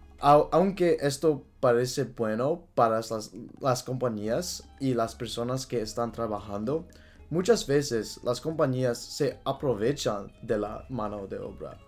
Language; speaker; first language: Spanish; non-native, learner; English